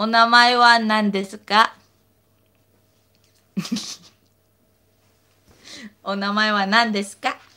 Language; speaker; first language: Japanese; non-native, learner; Filipino